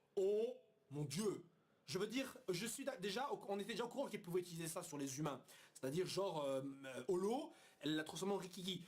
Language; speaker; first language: French; native; French